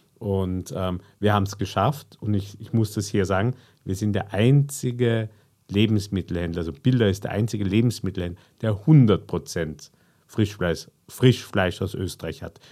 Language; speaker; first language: German; native; German